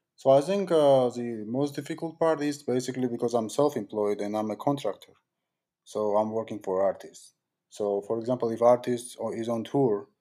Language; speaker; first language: English; non-native, fluent; Georgian